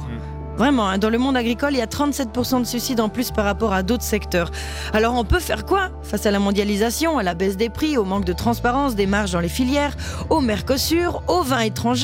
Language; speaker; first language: French; native; French